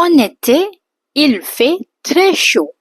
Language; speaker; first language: French; non-native, fluent; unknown